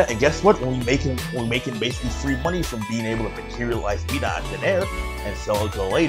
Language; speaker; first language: English; native; English